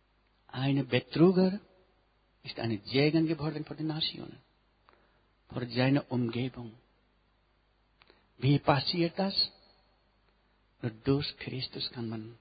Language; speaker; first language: German; non-native, learner; Nepali